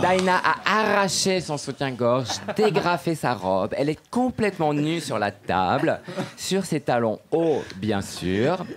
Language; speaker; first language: French; native; French